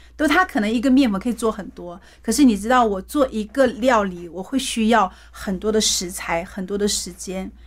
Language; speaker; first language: Chinese; native; Chinese